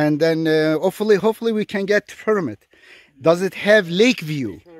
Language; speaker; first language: English; non-native, fluent; Turkish